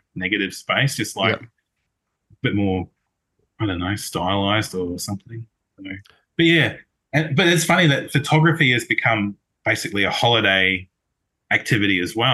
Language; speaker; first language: English; native; English